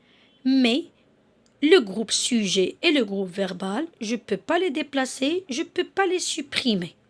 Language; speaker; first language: French; non-native, local second language; Arabic